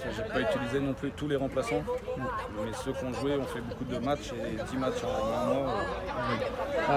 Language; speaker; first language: French; native; French